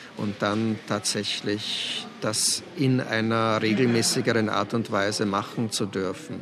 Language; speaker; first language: German; early bilingual, other home language; Czech